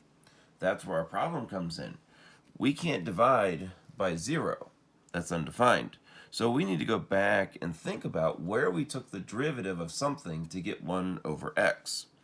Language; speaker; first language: English; native; English